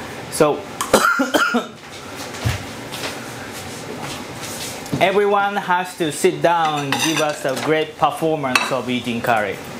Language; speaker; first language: English; non-native, fluent; Japanese